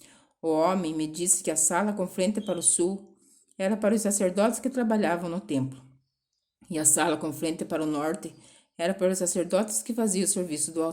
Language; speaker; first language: Portuguese; native; Portuguese